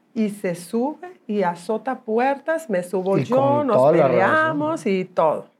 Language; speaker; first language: Spanish; native; Spanish